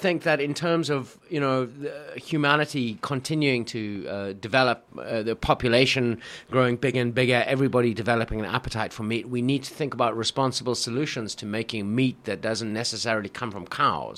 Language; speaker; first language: English; native; English